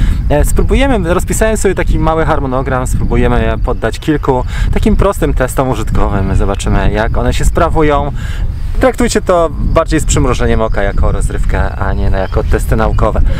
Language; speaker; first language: Polish; native; Polish